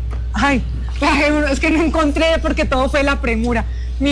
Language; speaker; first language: Spanish; native; Spanish